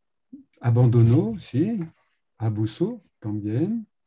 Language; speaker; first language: Spanish; non-native, learner; French